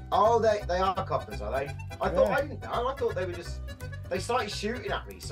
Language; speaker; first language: English; native; English